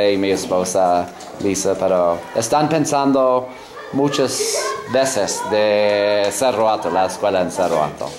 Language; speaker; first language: Spanish; non-native, learner; English